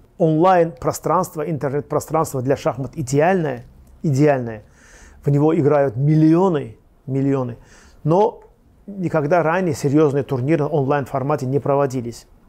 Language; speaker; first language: Russian; non-native, local second language; Azerbaijani